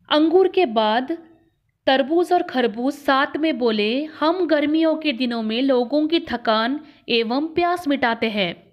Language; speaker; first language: Hindi; non-native, local second language; Kannada